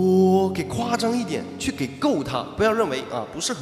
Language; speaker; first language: Chinese; native; Chinese